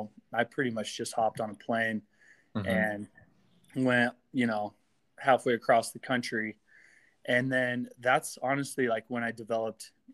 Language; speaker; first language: English; native; English